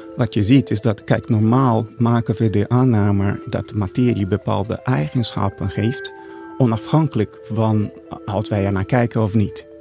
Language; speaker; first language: Dutch; non-native, fluent; Portuguese